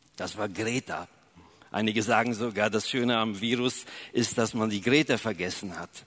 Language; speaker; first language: German; early bilingual, other home language; Russian